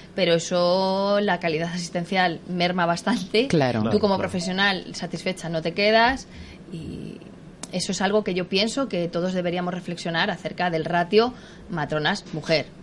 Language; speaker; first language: Spanish; native; Spanish